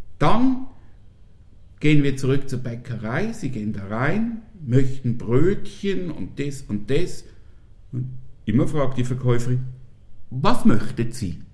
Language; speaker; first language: German; native; German